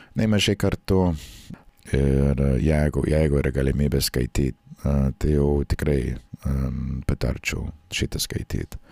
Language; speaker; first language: Lithuanian; non-native, fluent; English